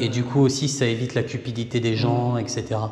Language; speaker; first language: French; native; French